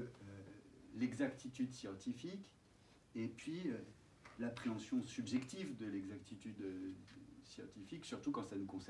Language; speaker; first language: French; native; French